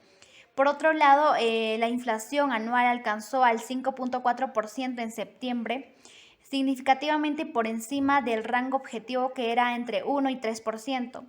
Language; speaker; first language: Spanish; native; Spanish